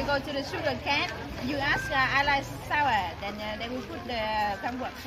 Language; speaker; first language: English; non-native, learner; Vietnamese